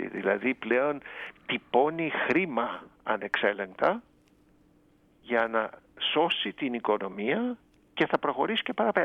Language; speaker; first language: Greek; native; Greek